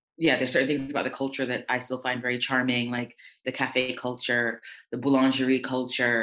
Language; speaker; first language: English; native; English